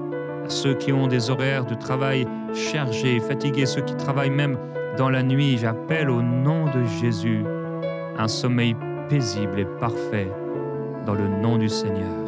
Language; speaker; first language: French; native; French